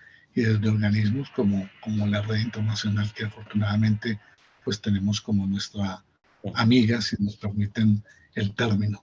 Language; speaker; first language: Spanish; native; Spanish